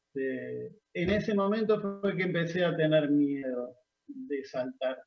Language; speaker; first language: Spanish; native; Spanish